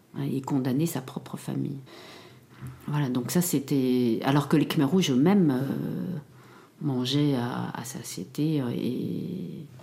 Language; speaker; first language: French; early bilingual, other home language; Khmer